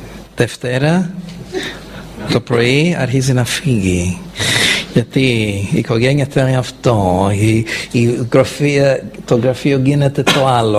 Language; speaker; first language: Greek; non-native, fluent; English